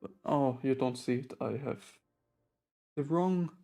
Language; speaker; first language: English; non-native, fluent; German